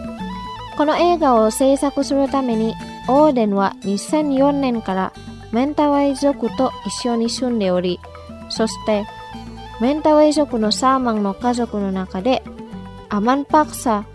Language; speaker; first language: Japanese; non-native, fluent; Indonesian